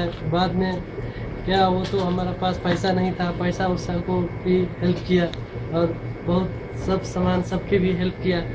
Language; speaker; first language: Hindi; non-native, learner; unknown